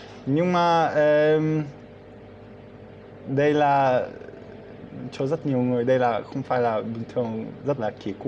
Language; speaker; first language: Vietnamese; non-native, fluent; Polish